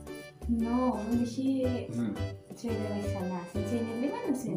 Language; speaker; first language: Turkish; non-native, learner; Filipino